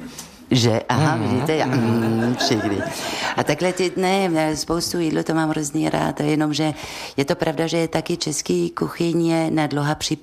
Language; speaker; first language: Czech; non-native, fluent; French